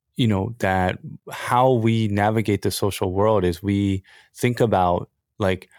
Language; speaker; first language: English; native; English